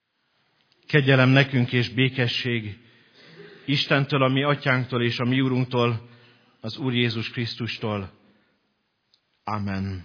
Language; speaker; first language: Hungarian; native; Hungarian